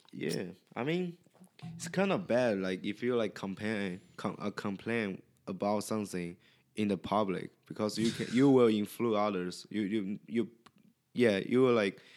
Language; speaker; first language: English; non-native, learner; Chinese